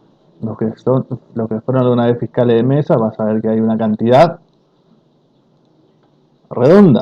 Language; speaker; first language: Spanish; native; Spanish